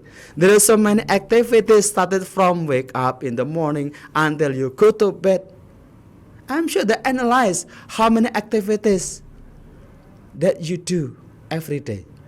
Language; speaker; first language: English; non-native, learner; Indonesian